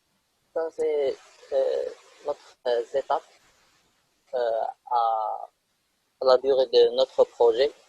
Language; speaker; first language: French; non-native, local second language; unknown